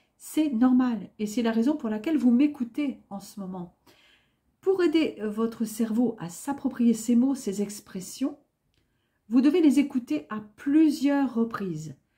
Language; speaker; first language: French; native; French